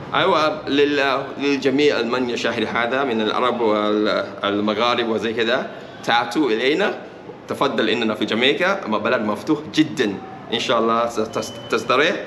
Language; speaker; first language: Arabic; non-native, learner; English